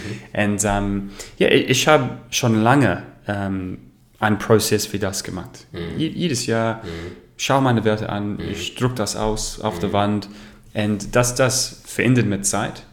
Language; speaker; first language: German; non-native, learner; English